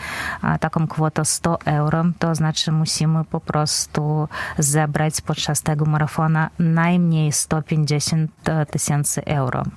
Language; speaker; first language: Polish; non-native, fluent; Belarusian